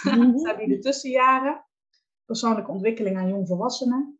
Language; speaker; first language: Dutch; native; Dutch